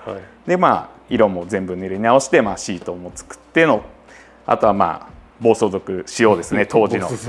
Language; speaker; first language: Japanese; native; Japanese